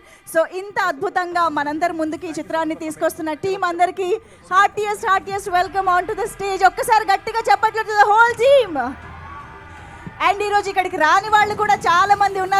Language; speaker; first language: Telugu; native; Telugu